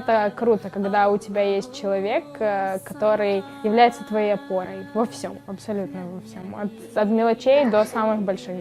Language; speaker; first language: Russian; native; Russian